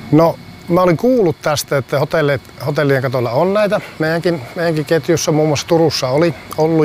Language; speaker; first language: Finnish; native; Finnish